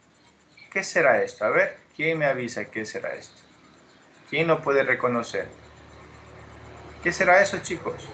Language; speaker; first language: Spanish; native; Spanish